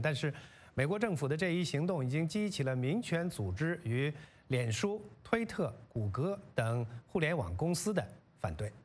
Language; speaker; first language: Chinese; native; Chinese